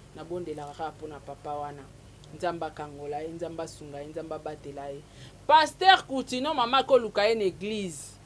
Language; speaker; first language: Lingala; native; Lingala